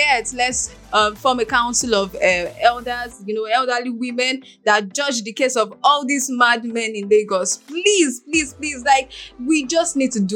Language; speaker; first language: English; non-native, local second language; Yoruba